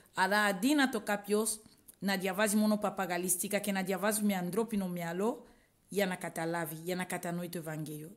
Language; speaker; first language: Greek; non-native, learner; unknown